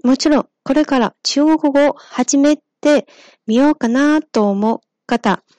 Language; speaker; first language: Japanese; non-native, fluent; Chinese